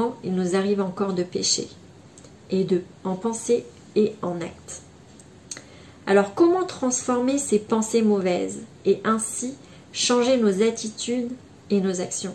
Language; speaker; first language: French; native; French